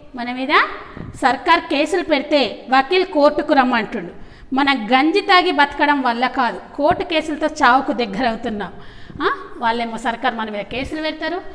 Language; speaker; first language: Telugu; native; Telugu